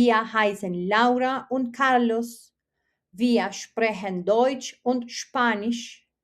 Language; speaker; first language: German; non-native, fluent; Spanish